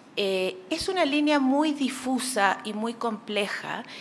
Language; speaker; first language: Spanish; native; Spanish